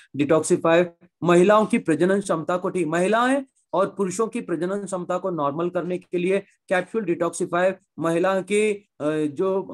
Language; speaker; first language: Hindi; non-native, local second language; Marathi